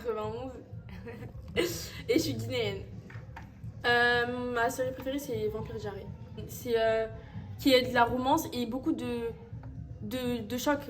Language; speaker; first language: French; native; French